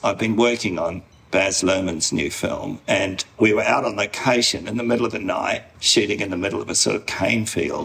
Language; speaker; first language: English; native; English